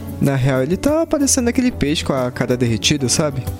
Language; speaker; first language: Portuguese; native; Portuguese